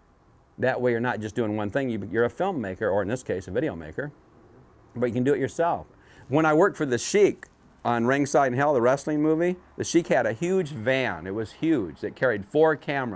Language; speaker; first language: English; native; English